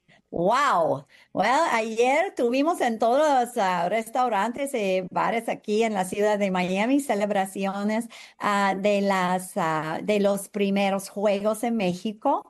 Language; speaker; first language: Spanish; non-native, fluent; English